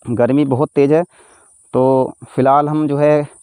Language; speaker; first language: Hindi; native; Hindi